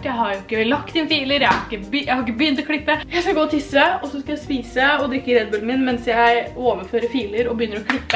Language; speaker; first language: Norwegian; native; Norwegian